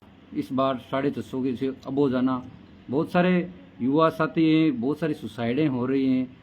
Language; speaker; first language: Hindi; native; Hindi